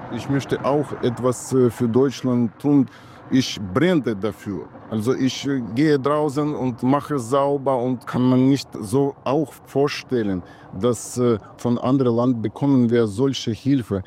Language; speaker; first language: German; non-native, learner; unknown